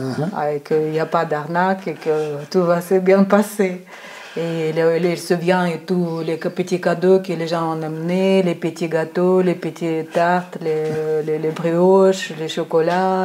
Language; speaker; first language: French; non-native, fluent; Ukrainian